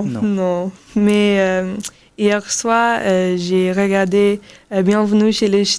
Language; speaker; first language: French; non-native, learner; English